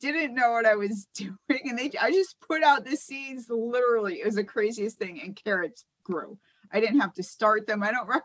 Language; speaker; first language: English; native; English